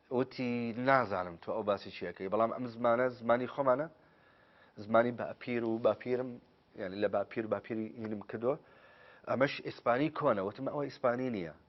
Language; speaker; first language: Kurdish; non-native, fluent; Arabic